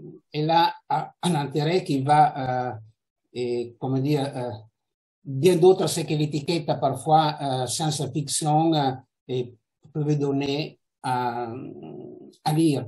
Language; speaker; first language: French; non-native, fluent; Italian